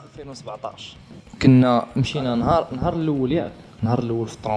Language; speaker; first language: Arabic; native; Arabic